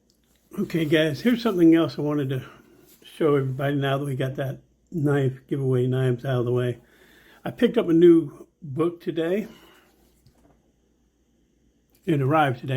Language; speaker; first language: English; native; English